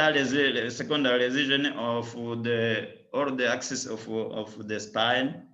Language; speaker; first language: English; non-native, learner; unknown